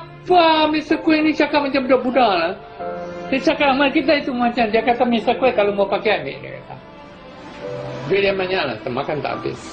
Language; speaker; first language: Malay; non-native, local second language; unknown